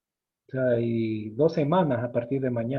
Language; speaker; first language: Spanish; native; Spanish